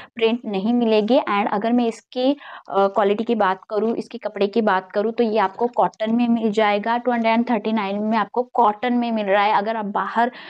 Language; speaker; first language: Hindi; non-native, local second language; Marathi